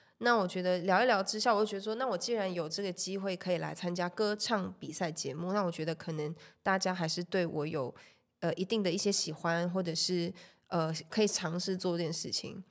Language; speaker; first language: Chinese; native; Chinese